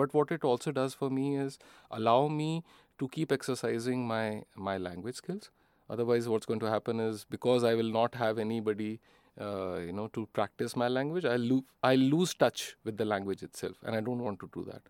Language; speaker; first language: English; non-native, local second language; Hindi